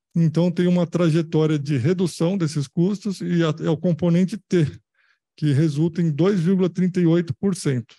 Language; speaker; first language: Portuguese; native; Portuguese